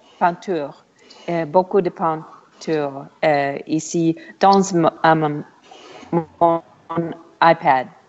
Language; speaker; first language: French; non-native, learner; English